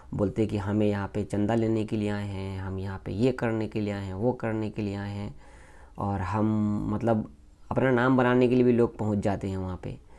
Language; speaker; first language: Hindi; native; Hindi